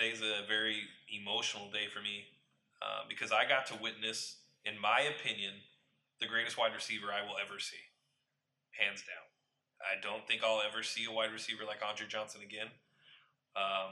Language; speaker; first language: English; native; English